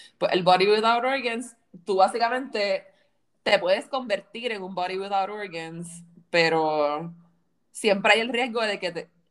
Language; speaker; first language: Spanish; native; Spanish